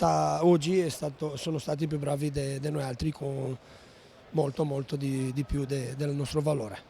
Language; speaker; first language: Italian; non-native, fluent; Romanian